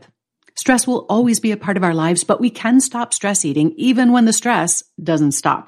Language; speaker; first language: English; native; English